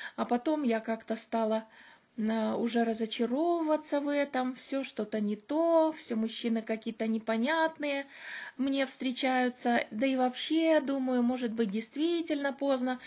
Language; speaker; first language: Russian; native; Russian